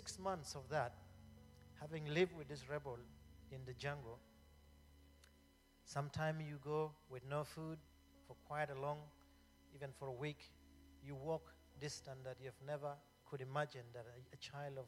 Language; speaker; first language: English; non-native, local second language; Acoli